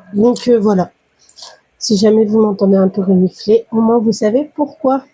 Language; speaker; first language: French; native; French